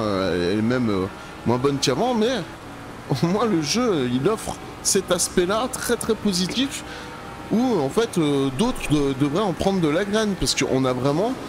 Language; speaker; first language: French; native; French